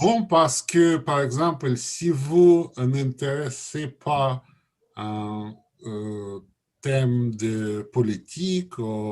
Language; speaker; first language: French; non-native, learner; Russian